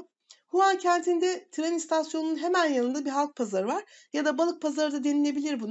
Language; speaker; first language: Turkish; native; Turkish